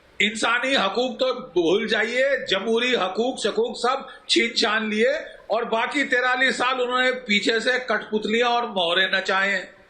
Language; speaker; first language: Hindi; native; Hindi